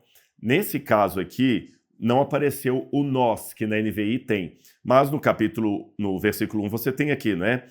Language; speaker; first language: Portuguese; native; Portuguese